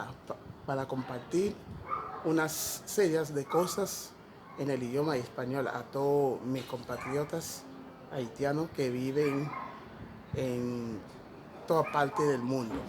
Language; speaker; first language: Spanish; non-native, fluent; Haitian Creole